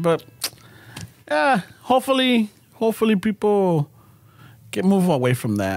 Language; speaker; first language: English; early bilingual, other home language; Spanish